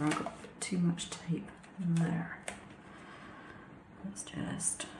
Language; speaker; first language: English; native; English